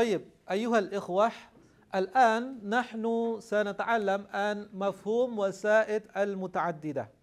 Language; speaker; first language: Arabic; non-native, fluent; Indonesian